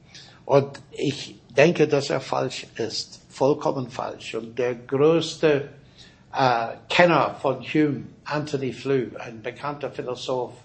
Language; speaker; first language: German; non-native, fluent; English